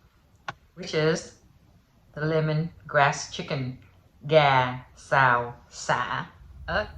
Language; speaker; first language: English; early bilingual, other home language; Vietnamese